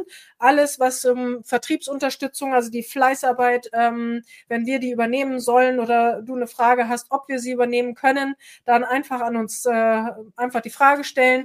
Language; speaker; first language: German; native; German